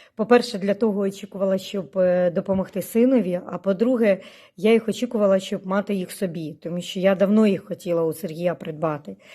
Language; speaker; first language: Ukrainian; non-native, local second language; Russian